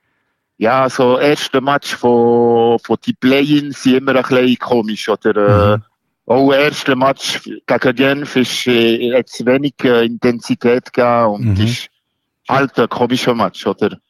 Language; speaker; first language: German; non-native, local second language; French